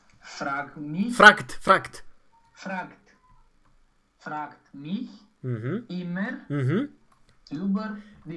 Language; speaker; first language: German; non-native, learner; Romanian